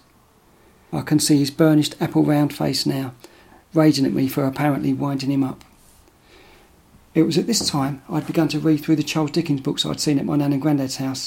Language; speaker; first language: English; native; English